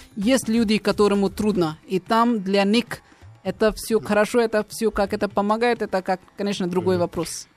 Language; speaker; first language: Russian; non-native, learner; Hindi